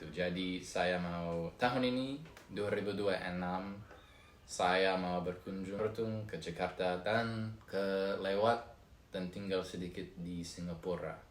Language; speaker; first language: Indonesian; non-native, fluent; English